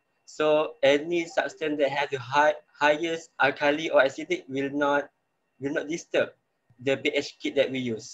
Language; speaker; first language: English; non-native, local second language; Malay